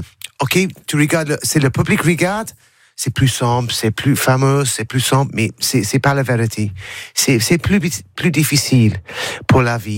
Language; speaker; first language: French; non-native, learner; English